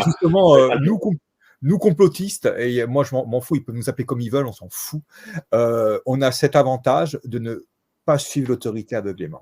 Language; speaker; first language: French; native; French